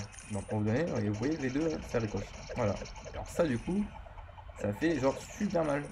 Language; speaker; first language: French; native; French